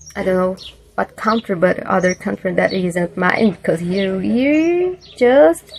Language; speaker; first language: English; non-native, learner; Portuguese